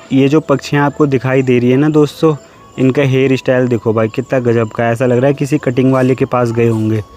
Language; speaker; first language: Hindi; native; Hindi